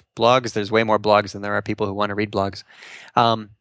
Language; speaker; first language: English; native; English